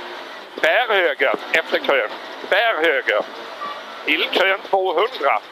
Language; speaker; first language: Swedish; native; Swedish